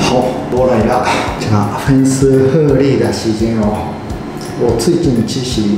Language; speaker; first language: Chinese; non-native, fluent; Japanese